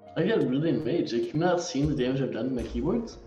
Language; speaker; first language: English; native; English